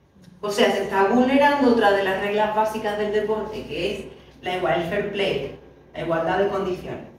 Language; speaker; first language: Spanish; native; Spanish